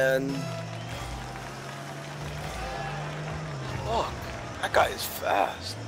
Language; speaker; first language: English; native; English